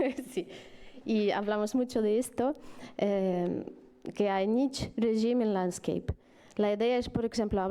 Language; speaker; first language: Spanish; non-native, fluent; Ukrainian